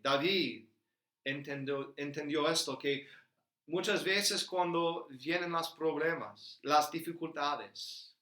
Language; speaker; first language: Spanish; non-native, fluent; English